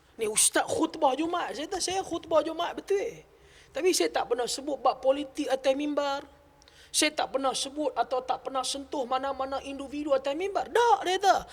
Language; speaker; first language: Malay; native; Malay